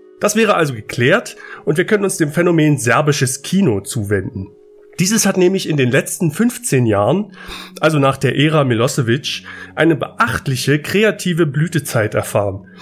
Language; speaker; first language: German; native; German